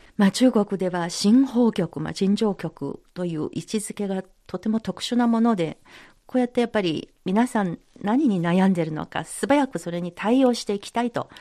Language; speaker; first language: Japanese; non-native, fluent; Chinese